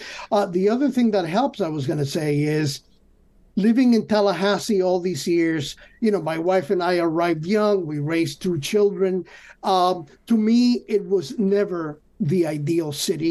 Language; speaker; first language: English; early bilingual, other home language; Spanish